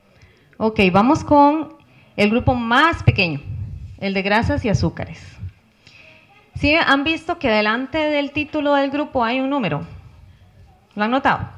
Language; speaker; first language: Spanish; native; Spanish